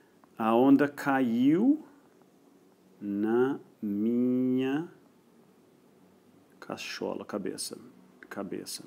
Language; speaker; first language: Portuguese; non-native, fluent; English